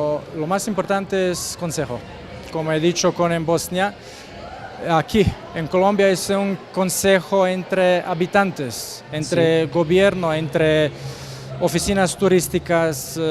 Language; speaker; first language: Spanish; non-native, learner; Croatian